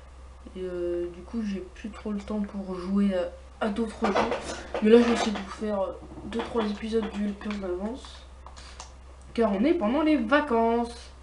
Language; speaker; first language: French; native; French